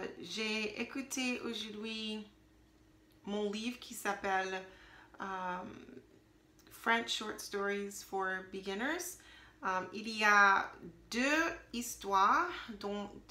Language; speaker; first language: French; non-native, learner; English